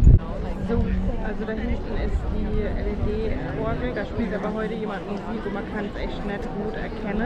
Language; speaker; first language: German; native; German